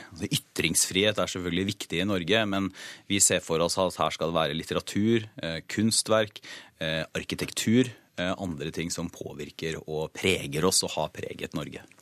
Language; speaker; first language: Norwegian; native; Norwegian